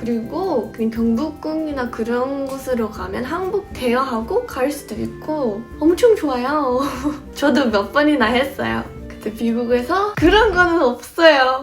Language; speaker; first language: Korean; non-native, fluent; English